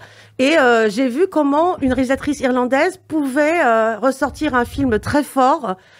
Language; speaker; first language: French; native; French